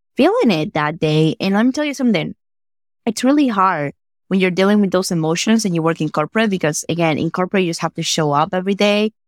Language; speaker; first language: English; non-native, fluent; Spanish